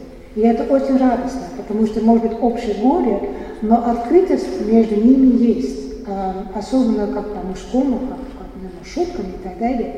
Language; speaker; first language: Russian; non-native, fluent; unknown